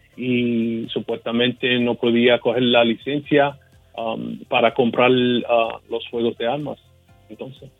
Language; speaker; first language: Spanish; early bilingual, heritage; Spanish